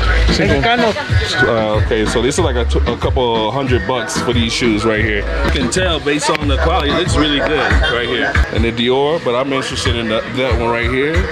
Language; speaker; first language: English; native; English